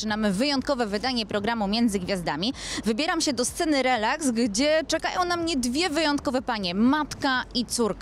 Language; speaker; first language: Polish; native; Polish